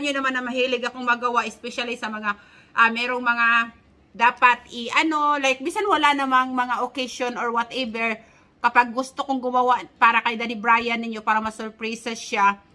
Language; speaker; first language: Filipino; non-native, local second language; Cebuano